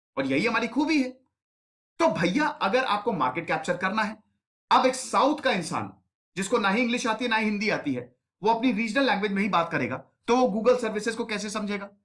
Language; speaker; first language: Hindi; native; Hindi